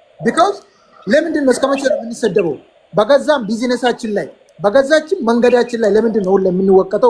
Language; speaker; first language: Amharic; non-native, local second language; Oromo